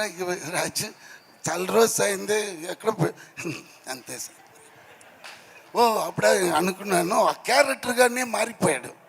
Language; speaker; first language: Telugu; non-native, learner; Tamil